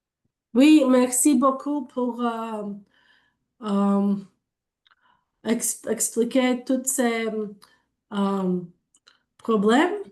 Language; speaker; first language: French; non-native, learner; English